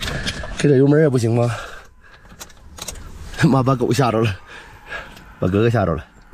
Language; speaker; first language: Chinese; native; Chinese